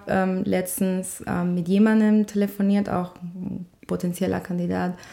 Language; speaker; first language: German; non-native, fluent; Spanish